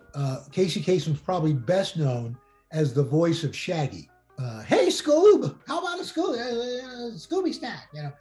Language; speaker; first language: English; native; English